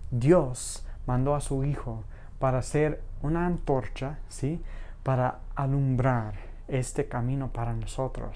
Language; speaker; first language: Spanish; non-native, fluent; English